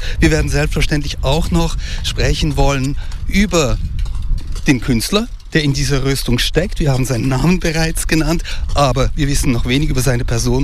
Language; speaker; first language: German; native; German